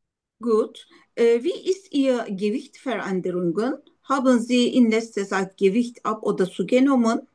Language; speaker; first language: German; non-native, learner; Turkish